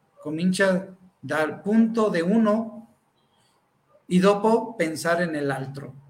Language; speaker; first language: Italian; non-native, fluent; Spanish